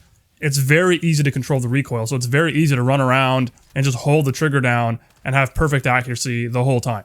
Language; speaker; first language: English; native; English